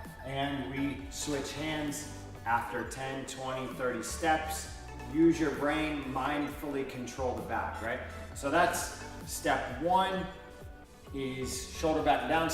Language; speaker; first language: English; native; English